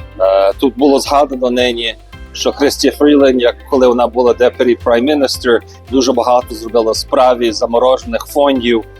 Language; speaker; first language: Ukrainian; early bilingual, heritage; Ukrainian